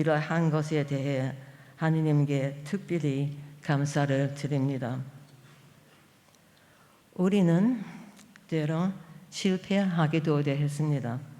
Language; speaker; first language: Korean; non-native, fluent; English